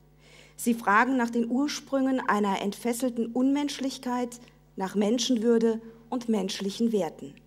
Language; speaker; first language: German; native; German